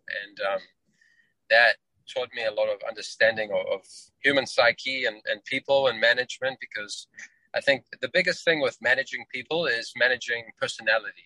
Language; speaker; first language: English; native; English